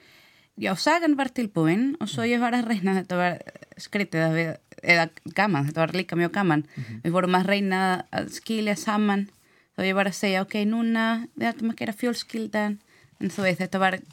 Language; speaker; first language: Icelandic; non-native, learner; Spanish